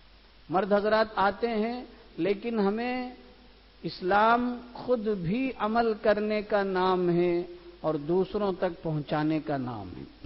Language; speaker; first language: Urdu; native; Urdu